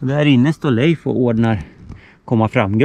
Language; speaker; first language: Swedish; native; Swedish